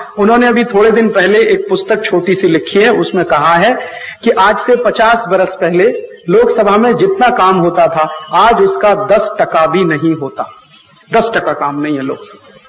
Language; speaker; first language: Hindi; native; Hindi